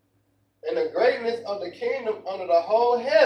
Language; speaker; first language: English; native; English